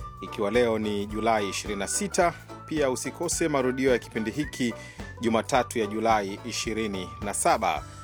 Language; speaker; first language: Swahili; native; Swahili